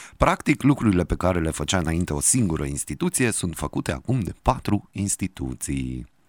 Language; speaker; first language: Romanian; native; Romanian